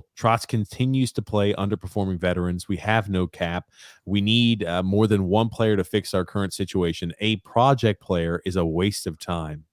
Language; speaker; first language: English; native; English